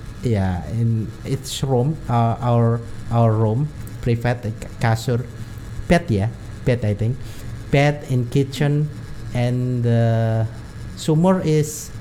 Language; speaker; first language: English; non-native, learner; Indonesian